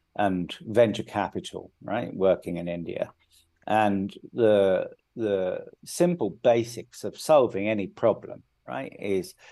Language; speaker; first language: English; native; English